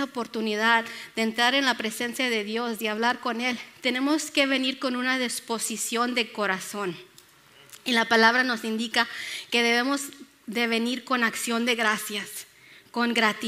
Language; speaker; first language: Spanish; early bilingual, other home language; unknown